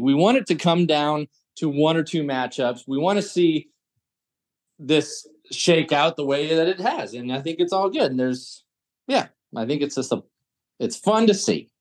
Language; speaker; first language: English; native; English